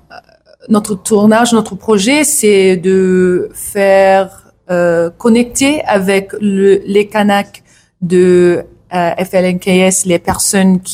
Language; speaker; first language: French; non-native, learner; English